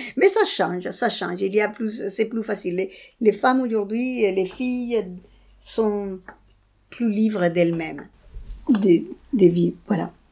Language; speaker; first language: French; non-native, fluent; Spanish